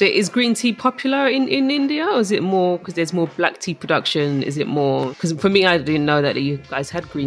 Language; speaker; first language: English; native; English